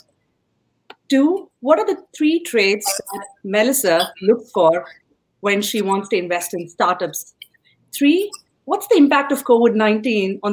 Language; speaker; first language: English; non-native, local second language; Tamil